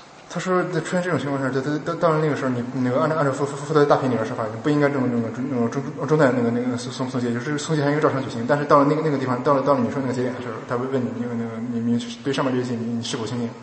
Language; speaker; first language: Chinese; native; Chinese